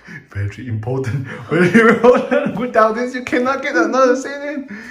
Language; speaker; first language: English; non-native, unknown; Vietnamese